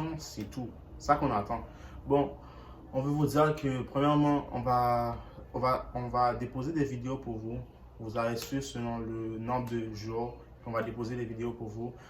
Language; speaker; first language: French; early bilingual, other home language; Haitian Creole